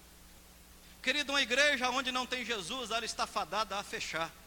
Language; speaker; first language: Portuguese; native; Portuguese